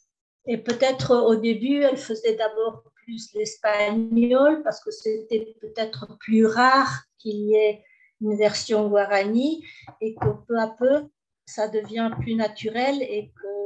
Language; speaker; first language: French; early bilingual, heritage; French